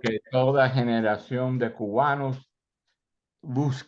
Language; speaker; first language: Spanish; early bilingual, heritage; Spanish